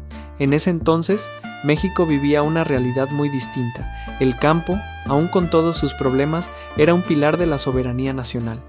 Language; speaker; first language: Spanish; native; Spanish